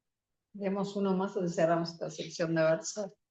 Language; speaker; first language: Spanish; native; Spanish